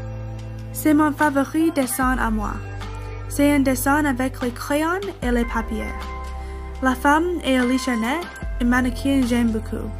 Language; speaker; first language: French; non-native, learner; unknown